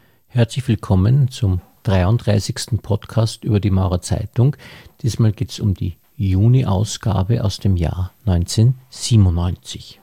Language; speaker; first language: German; native; German